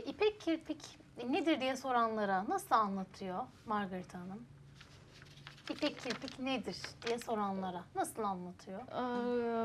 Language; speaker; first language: Turkish; native; Turkish